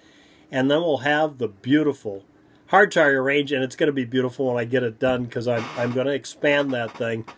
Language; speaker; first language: English; native; English